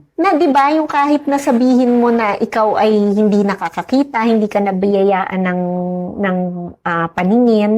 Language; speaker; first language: Filipino; native; Filipino